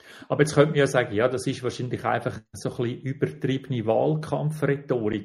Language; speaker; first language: German; native; German